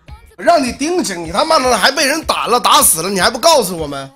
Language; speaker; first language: Chinese; native; Chinese